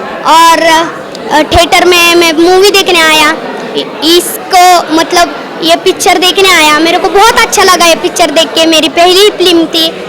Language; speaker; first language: Hindi; non-native, local second language; Marathi